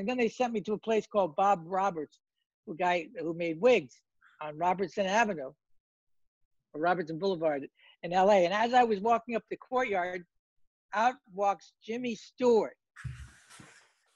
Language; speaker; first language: English; native; English